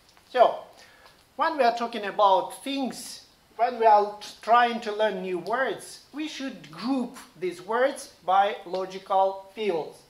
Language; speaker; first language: English; non-native, fluent; Ukrainian